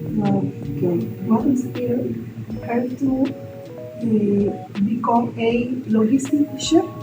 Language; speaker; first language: English; non-native, learner; Spanish